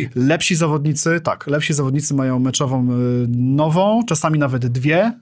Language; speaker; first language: Polish; native; Polish